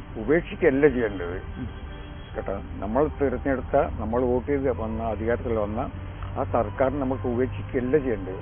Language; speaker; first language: Malayalam; native; Malayalam